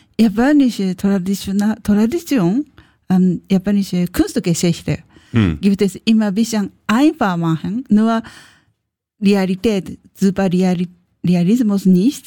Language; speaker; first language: German; non-native, learner; Japanese